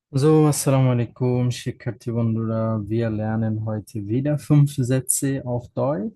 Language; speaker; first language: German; non-native, fluent; Bangla